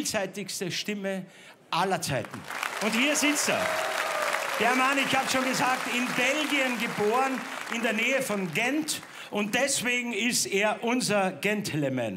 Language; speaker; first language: German; native; German